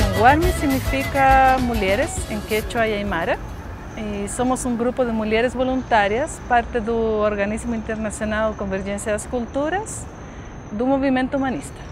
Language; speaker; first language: Portuguese; non-native, fluent; Spanish